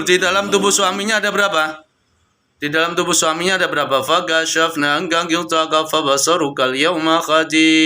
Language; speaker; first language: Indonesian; native; Indonesian